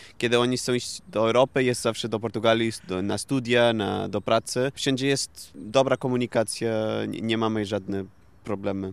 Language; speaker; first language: Polish; non-native, learner; Portuguese